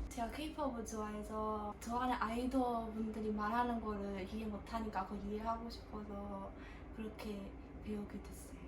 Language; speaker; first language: Korean; non-native, fluent; Burmese